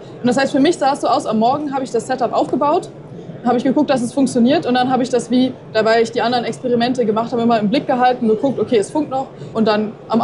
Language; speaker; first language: German; native; German